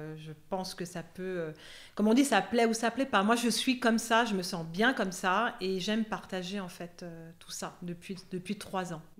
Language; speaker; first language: French; native; French